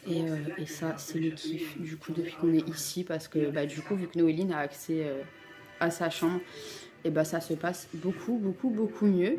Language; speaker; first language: French; native; French